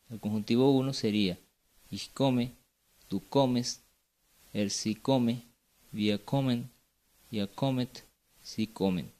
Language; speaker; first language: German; non-native, fluent; Spanish